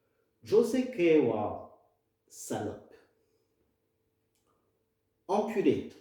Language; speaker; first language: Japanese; non-native, fluent; French